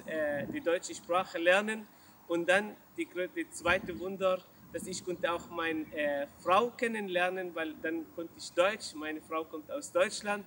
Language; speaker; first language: German; non-native, learner; Arabic